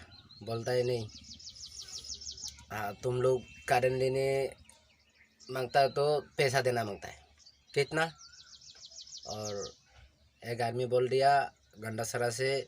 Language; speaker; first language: Hindi; non-native, local second language; Kok Borok